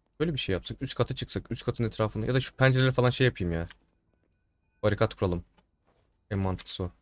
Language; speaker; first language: Turkish; native; Turkish